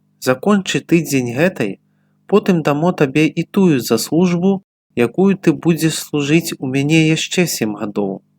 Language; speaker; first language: Belarusian; native; Belarusian